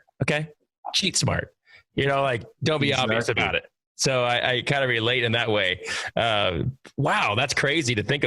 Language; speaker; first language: English; native; English